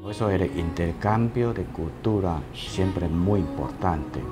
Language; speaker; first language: Spanish; non-native, fluent; Chinese